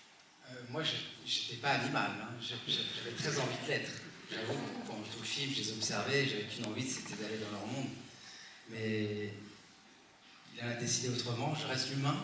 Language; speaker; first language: French; native; French